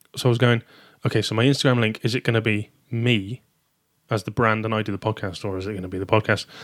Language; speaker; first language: English; native; English